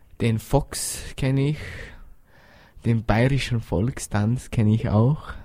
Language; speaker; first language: German; early bilingual, other home language; Bosnian